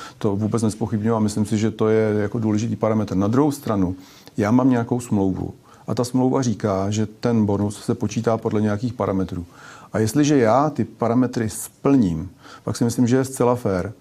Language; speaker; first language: Czech; native; Czech